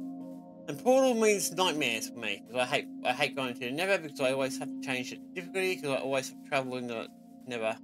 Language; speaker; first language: English; native; English